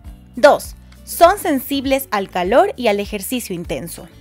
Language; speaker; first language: Spanish; native; Spanish